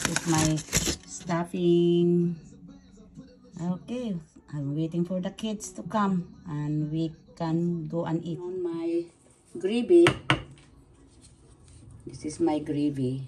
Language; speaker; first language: English; non-native, learner; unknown